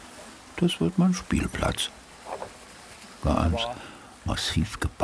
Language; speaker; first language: German; native; German